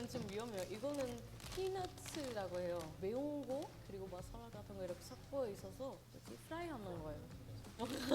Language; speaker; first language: Korean; non-native, fluent; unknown